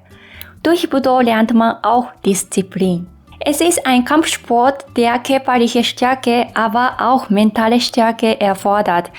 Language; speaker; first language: German; non-native, fluent; Japanese